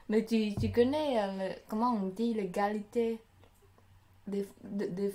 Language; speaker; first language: French; non-native, learner; Khmer